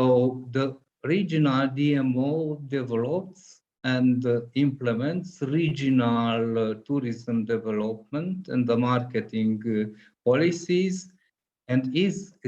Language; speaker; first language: English; non-native, fluent; Hungarian